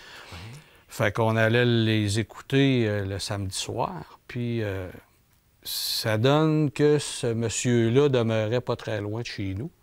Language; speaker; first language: French; native; French